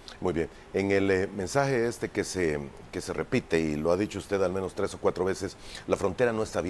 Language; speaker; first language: Spanish; native; Spanish